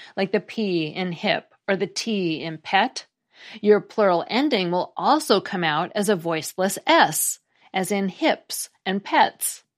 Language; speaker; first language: English; native; English